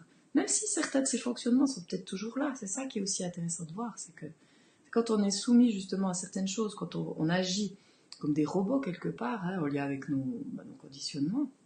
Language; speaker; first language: French; native; French